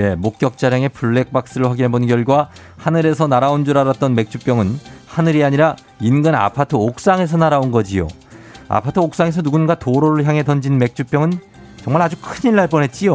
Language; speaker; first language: Korean; native; Korean